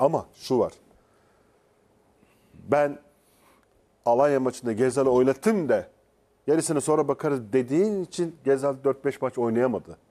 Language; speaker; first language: Turkish; native; Turkish